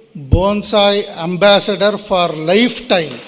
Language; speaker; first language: English; non-native, local second language; Kannada